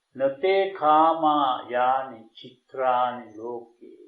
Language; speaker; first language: English; non-native, local second language; Sinhala